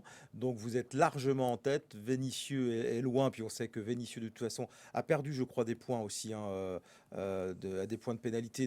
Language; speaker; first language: French; native; French